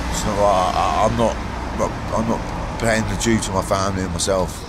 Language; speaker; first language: English; native; English